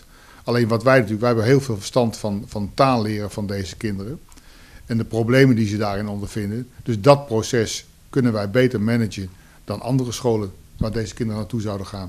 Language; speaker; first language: Dutch; native; Dutch